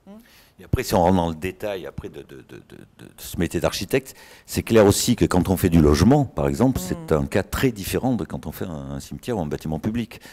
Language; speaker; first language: French; native; French